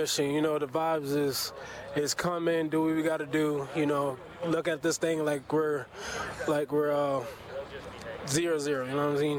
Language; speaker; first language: English; native; English